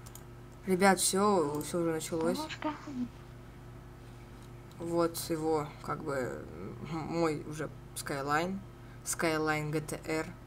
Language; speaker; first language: Russian; native; Russian